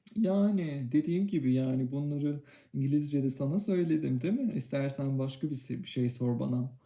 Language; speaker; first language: Turkish; non-native, fluent; Persian